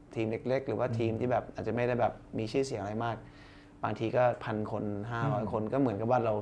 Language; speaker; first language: Thai; early bilingual, other home language; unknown